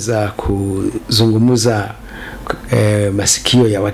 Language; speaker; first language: Swahili; native; Swahili